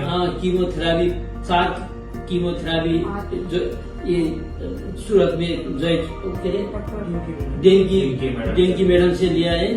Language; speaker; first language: Hindi; non-native, learner; Nepali